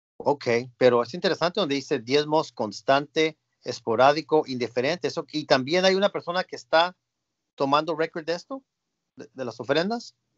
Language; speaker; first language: Spanish; early bilingual, heritage; Spanish